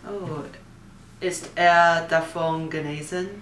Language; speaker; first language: German; non-native, learner; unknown